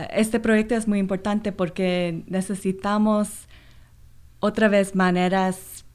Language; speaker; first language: Spanish; non-native, fluent; Korean